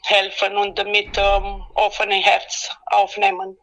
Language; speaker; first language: German; non-native, learner; Romanian